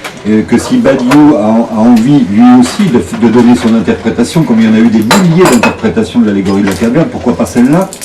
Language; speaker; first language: French; native; French